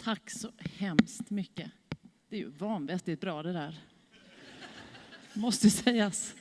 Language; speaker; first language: Swedish; native; Swedish